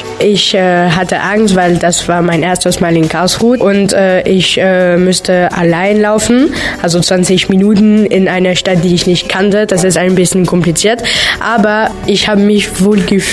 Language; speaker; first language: German; non-native, learner; French